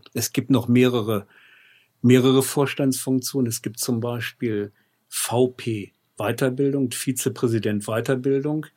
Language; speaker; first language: German; native; German